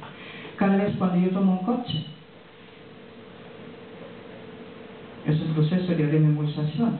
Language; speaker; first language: Spanish; non-native, fluent; French